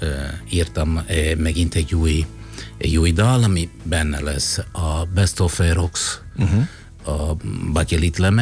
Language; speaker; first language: Hungarian; non-native, fluent; Italian